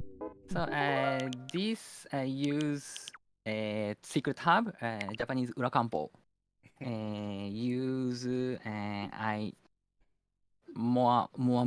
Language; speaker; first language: English; non-native, learner; Japanese